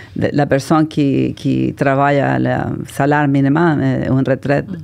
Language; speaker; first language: French; non-native, learner; Spanish